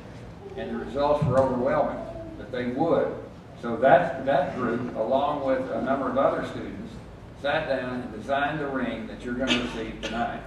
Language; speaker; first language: English; native; English